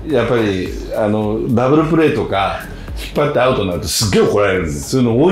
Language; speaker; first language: Japanese; native; Japanese